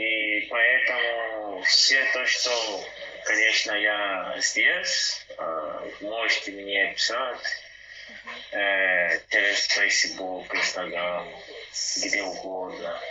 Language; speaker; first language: Russian; non-native, learner; Portuguese